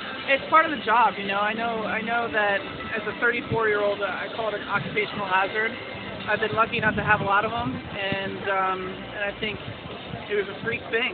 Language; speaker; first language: English; native; English